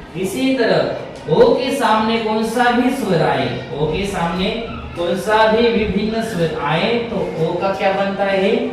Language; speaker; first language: Hindi; non-native, local second language; Marathi